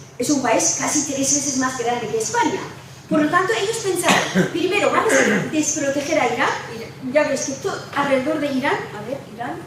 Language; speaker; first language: Spanish; non-native, fluent; Persian